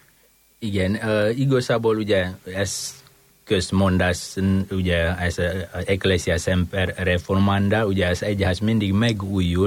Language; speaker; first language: Hungarian; non-native, fluent; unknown